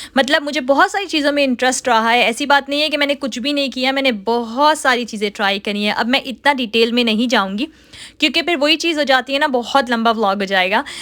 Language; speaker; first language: Urdu; native; Urdu